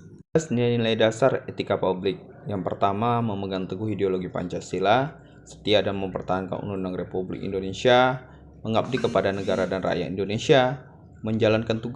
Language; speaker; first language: Indonesian; native; Indonesian